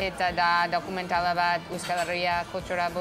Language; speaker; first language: Basque; non-native, learner; English